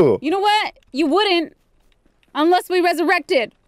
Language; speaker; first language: English; native; English